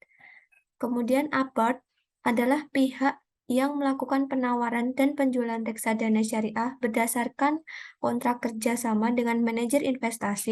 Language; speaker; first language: Indonesian; native; Indonesian